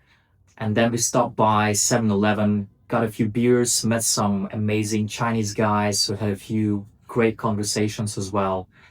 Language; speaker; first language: English; non-native, fluent; Russian